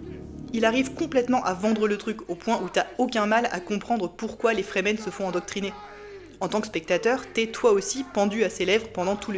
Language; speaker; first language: French; native; French